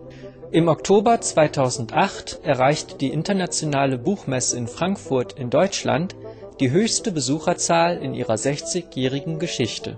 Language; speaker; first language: German; native; German